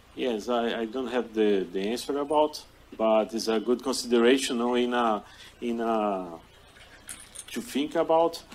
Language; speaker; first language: English; non-native, fluent; Portuguese